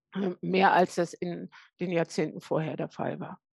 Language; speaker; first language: German; native; German